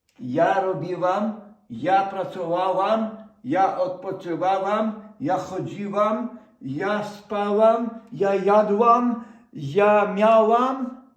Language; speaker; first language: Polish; non-native, fluent; Ukrainian